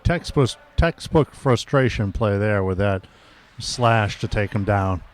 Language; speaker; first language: English; native; English